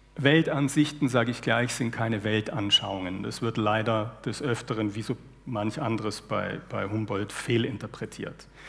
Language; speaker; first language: German; native; German